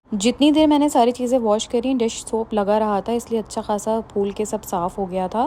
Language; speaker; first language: Urdu; native; Urdu